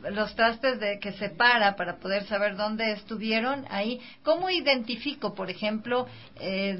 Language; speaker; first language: Spanish; native; Spanish